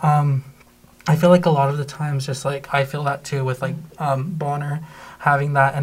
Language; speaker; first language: English; native; English